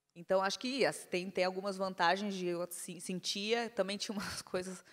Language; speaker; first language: Portuguese; native; Portuguese